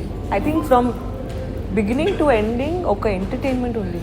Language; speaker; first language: Telugu; non-native, learner; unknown